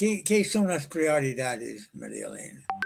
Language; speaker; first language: Portuguese; non-native, fluent; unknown